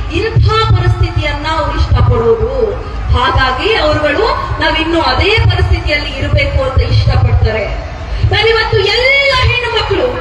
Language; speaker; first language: Kannada; native; Kannada